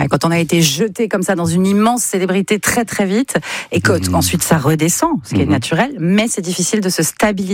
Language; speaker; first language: French; native; French